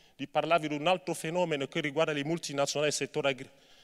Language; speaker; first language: Italian; non-native, fluent; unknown